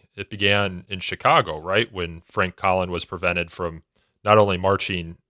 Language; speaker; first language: English; native; English